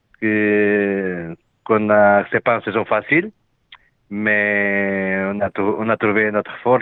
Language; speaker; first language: French; non-native, learner; Portuguese